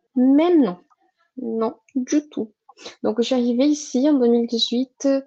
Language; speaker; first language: French; non-native, fluent; Portuguese